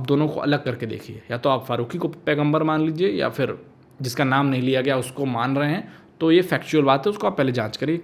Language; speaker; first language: Hindi; native; Hindi